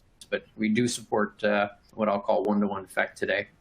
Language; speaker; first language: English; native; English